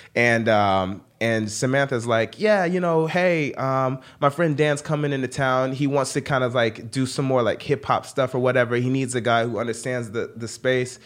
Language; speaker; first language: English; native; English